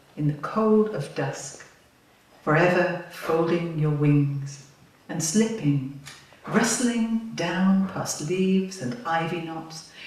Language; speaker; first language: English; native; English